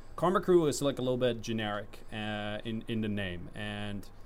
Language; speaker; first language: English; non-native, fluent; Dutch